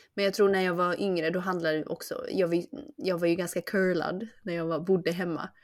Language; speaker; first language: Swedish; early bilingual, other home language; Chinese